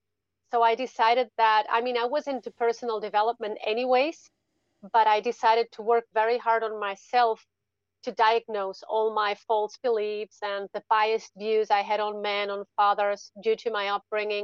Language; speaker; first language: English; non-native, fluent; German